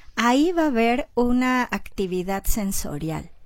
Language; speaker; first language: Spanish; native; Spanish